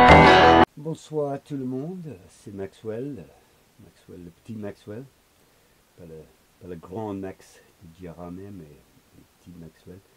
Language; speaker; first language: French; non-native, learner; English